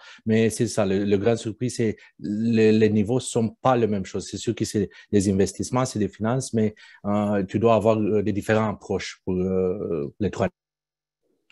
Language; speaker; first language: French; non-native, fluent; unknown